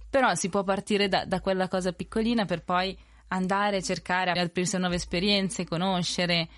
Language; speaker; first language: Italian; early bilingual, other home language; Spanish